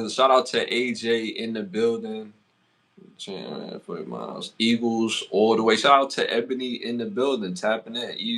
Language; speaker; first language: English; native; English